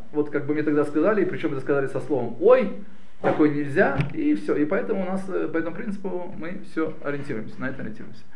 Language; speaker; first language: Russian; early bilingual, heritage; Russian